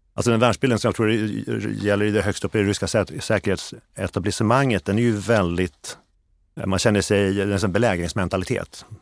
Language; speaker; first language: Swedish; native; Swedish